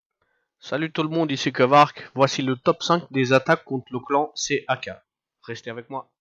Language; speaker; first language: French; native; French